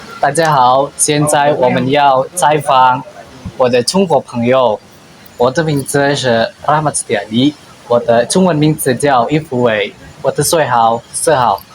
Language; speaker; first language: Chinese; non-native, learner; Indonesian